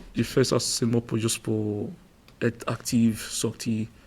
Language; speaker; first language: French; non-native, learner; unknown